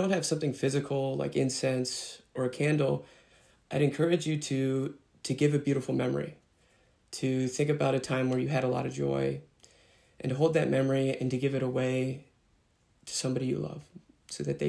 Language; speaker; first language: English; native; English